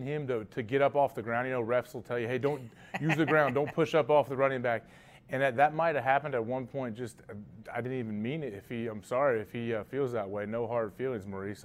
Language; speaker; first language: English; native; English